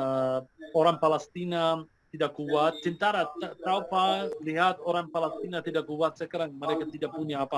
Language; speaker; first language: Indonesian; non-native, fluent; Arabic